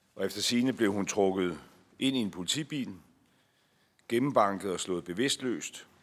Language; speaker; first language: Danish; native; Danish